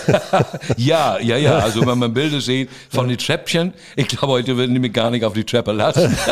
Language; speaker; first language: German; non-native, fluent; English